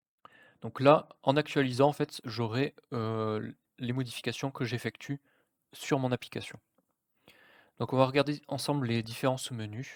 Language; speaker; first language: French; native; French